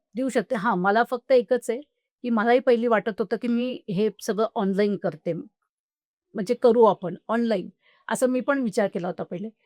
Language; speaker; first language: Marathi; non-native, local second language; Marwari